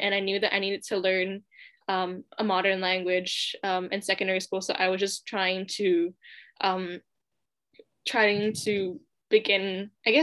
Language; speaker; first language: English; non-native, local second language; Cantonese